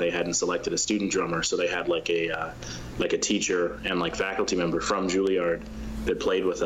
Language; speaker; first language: English; native; English